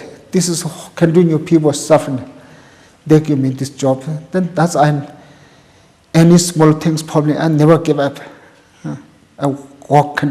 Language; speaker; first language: English; non-native, local second language; Tibetan